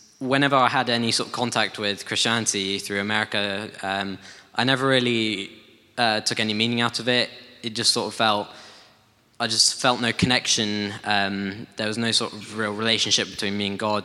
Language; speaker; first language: English; native; English